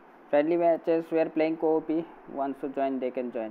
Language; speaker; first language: English; non-native, local second language; Bangla